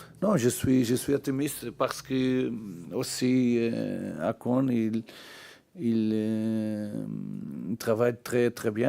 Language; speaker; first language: French; non-native, learner; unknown